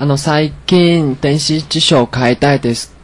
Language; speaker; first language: Japanese; non-native, learner; Chinese